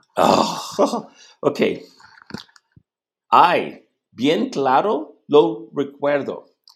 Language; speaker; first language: Spanish; non-native, learner; English